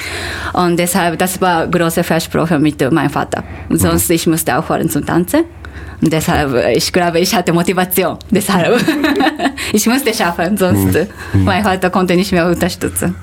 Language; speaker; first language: German; non-native, fluent; Japanese